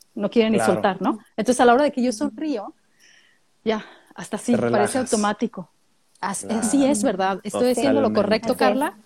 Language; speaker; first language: Spanish; native; Spanish